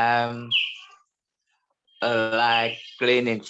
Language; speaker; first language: English; non-native, learner; Indonesian